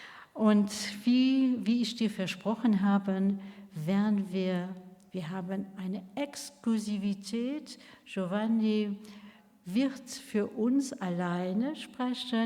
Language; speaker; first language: German; non-native, local second language; Luxembourgish